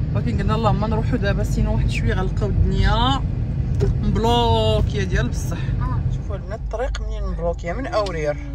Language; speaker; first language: Arabic; native; Arabic